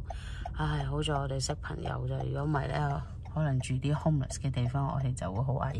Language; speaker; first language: Cantonese; native; Cantonese